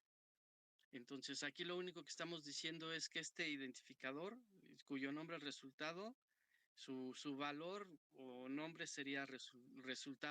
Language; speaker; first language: Spanish; native; Spanish